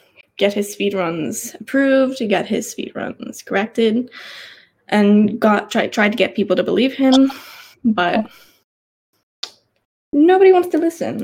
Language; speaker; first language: English; native; English